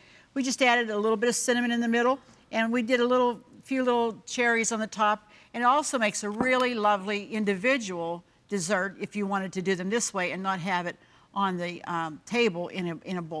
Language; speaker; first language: English; native; English